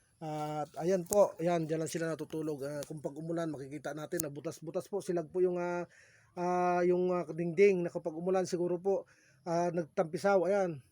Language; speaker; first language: Filipino; native; Filipino